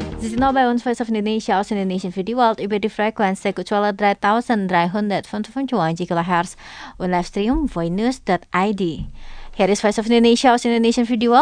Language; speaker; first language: German; non-native, fluent; Indonesian